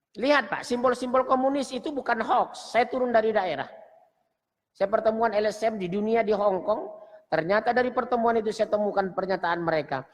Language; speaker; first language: Indonesian; native; Indonesian